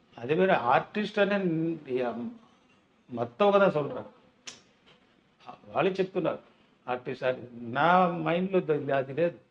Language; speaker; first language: Telugu; non-native, learner; Tamil